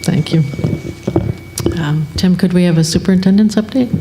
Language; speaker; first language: English; native; English